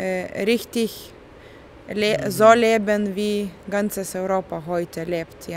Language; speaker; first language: German; non-native, fluent; Lithuanian